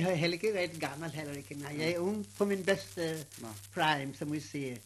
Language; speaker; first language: Danish; non-native, fluent; English